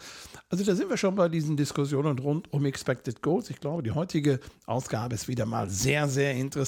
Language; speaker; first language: German; native; German